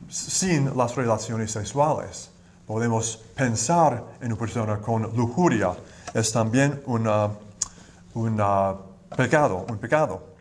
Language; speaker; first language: Spanish; non-native, learner; English